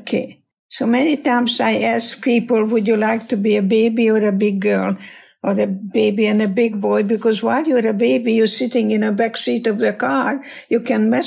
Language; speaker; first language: English; non-native, fluent; Hungarian